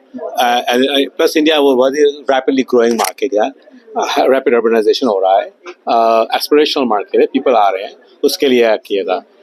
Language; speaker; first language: Hindi; non-native, local second language; Gujarati